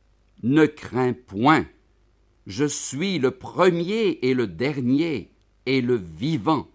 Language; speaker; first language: French; native; French